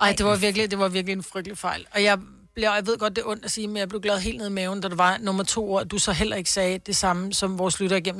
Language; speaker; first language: Danish; native; Danish